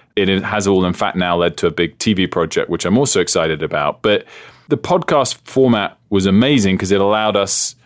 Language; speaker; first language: English; native; English